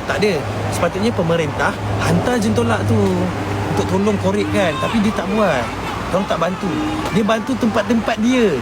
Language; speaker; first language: Malay; native; Malay